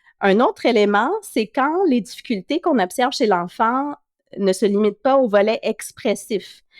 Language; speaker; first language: French; native; French